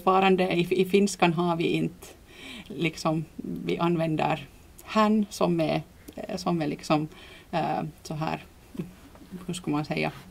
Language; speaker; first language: Swedish; non-native, local second language; Finnish